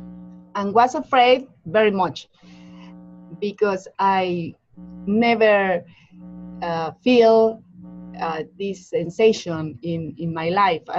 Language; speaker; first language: English; non-native, learner; Spanish